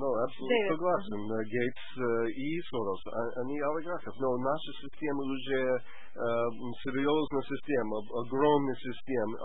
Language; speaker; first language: Russian; non-native, learner; English